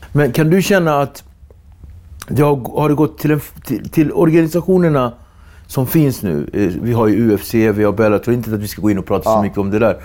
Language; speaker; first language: Swedish; native; Swedish